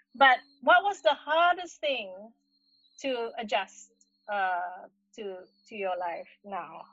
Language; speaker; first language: English; non-native, local second language; Malay